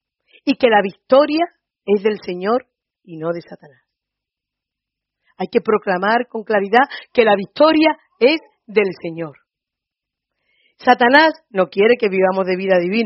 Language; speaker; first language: Spanish; native; Spanish